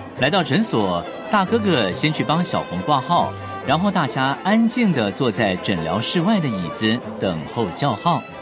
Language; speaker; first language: Chinese; native; Chinese